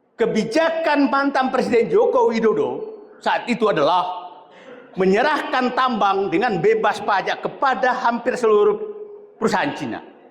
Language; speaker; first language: Indonesian; non-native, local second language; Buginese